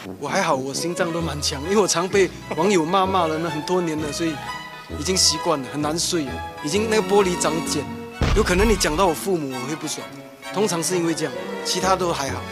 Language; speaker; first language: Chinese; native; Chinese